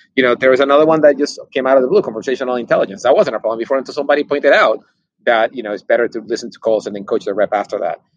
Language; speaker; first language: English; non-native, fluent; Spanish